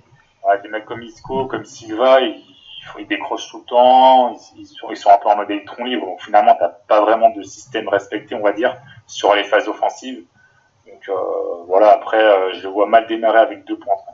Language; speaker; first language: French; native; French